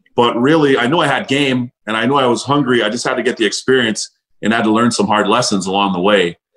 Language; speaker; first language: English; native; English